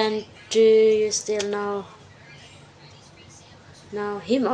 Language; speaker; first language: English; non-native, learner; Indonesian